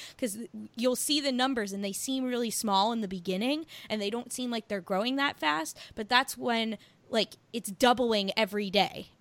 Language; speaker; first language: English; native; English